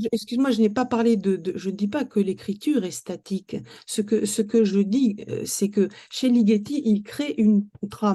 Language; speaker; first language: French; native; French